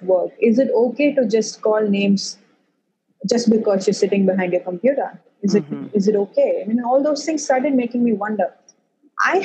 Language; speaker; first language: English; non-native, local second language; Tamil